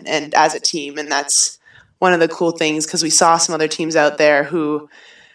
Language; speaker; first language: English; native; English